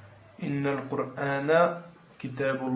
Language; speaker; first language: Arabic; non-native, learner; French